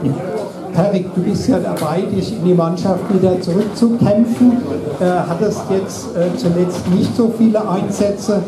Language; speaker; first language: German; native; German